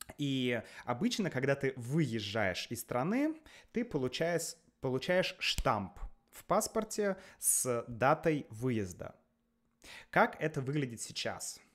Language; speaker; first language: Russian; native; Russian